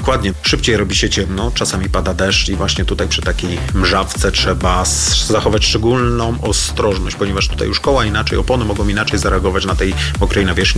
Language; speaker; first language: Polish; native; Polish